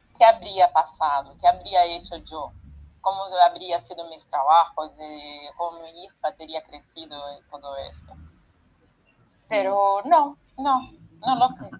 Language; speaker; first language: Spanish; non-native, fluent; Portuguese